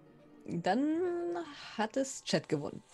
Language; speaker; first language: German; native; German